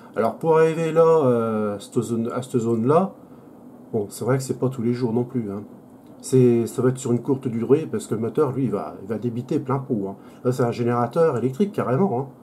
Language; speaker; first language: French; native; French